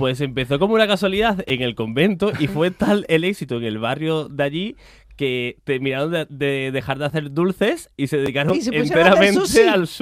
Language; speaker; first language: Spanish; native; Spanish